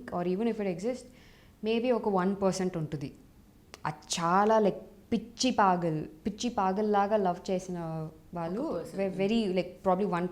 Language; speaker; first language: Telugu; non-native, fluent; Tamil